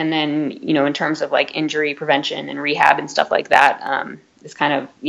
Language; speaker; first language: English; native; English